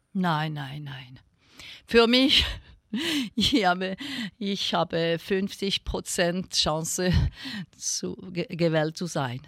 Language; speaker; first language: German; non-native, local second language; French